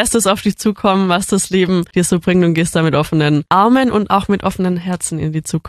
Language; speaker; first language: German; native; German